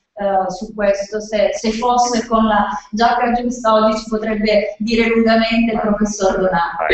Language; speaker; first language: Italian; native; Italian